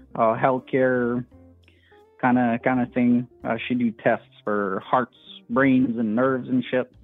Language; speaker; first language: English; non-native, fluent; French